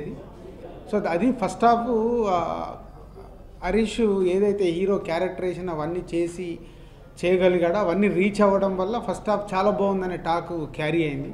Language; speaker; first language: Telugu; native; Telugu